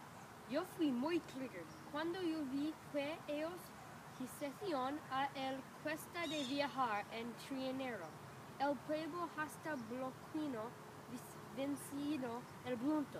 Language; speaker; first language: Spanish; non-native, learner; English